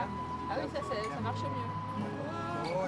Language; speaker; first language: French; non-native, fluent; English